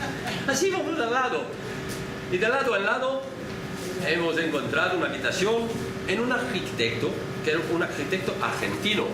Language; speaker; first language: Spanish; non-native, learner; French